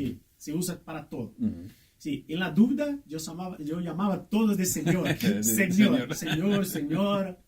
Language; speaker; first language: Spanish; non-native, fluent; Portuguese